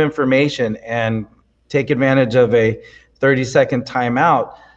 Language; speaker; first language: English; native; English